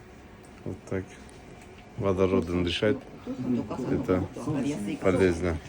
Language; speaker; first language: Russian; non-native, local second language; Uzbek